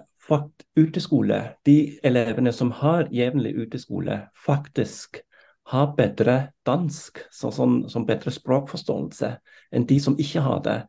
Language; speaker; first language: Norwegian; non-native, fluent; German